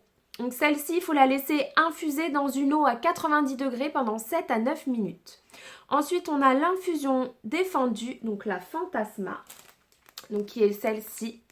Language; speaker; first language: French; native; French